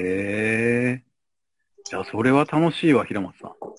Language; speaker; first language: Japanese; native; Japanese